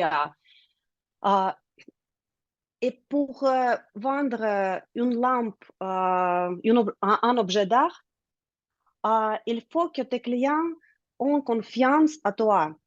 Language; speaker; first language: French; non-native, learner; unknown